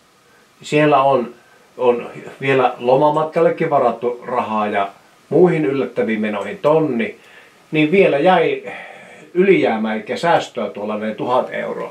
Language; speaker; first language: Finnish; native; Finnish